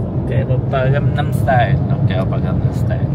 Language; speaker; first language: English; non-native, local second language; Filipino